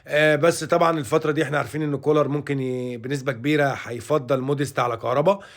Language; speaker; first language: Arabic; native; Arabic